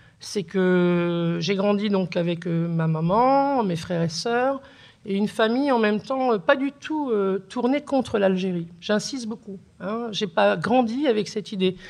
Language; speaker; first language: French; early bilingual, other home language; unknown